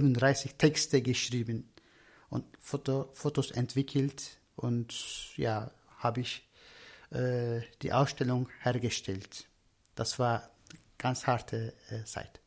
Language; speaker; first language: German; non-native, learner; Turkish